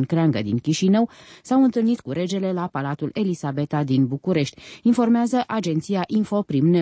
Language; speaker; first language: Romanian; native; Romanian